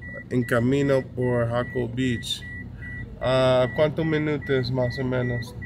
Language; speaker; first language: Spanish; non-native, learner; English